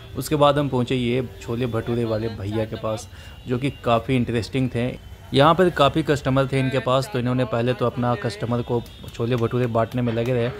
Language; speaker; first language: Hindi; native; Hindi